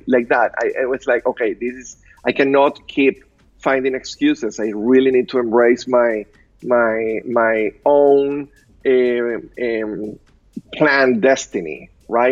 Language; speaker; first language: English; non-native, fluent; Spanish